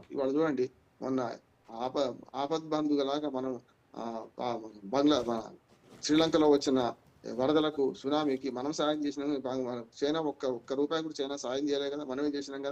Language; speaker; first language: Telugu; native; Telugu